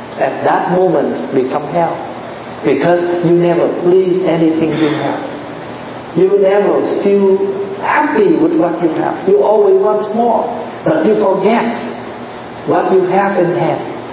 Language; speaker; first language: English; non-native, fluent; Vietnamese